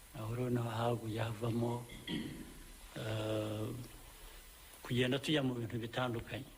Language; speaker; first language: Kinyarwanda; early bilingual, heritage; Kinyarwanda